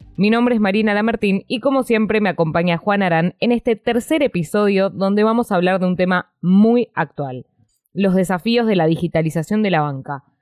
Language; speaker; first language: Spanish; native; Spanish